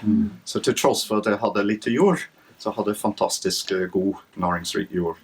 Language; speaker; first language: Norwegian; non-native, fluent; English